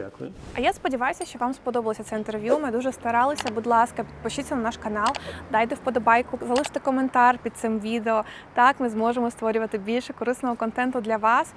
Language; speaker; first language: Ukrainian; native; Ukrainian